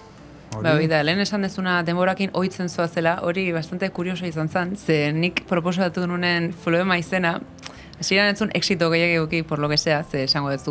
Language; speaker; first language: Basque; native; Basque